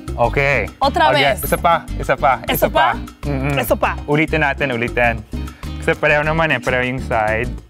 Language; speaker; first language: English; non-native, local second language; Filipino